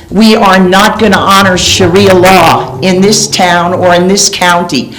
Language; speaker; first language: English; native; English